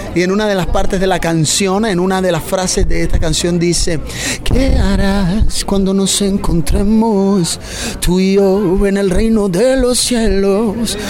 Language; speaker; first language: Spanish; native; Spanish